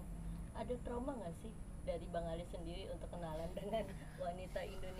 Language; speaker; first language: Indonesian; native; Indonesian